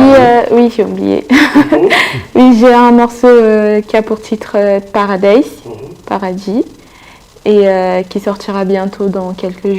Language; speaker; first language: French; non-native, local second language; Sango